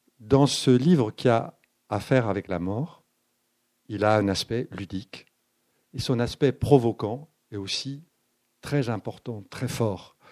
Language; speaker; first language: French; native; French